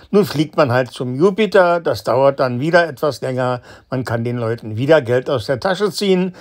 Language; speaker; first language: German; native; German